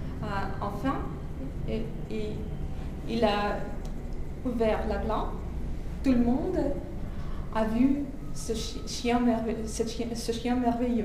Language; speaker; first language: French; non-native, fluent; Russian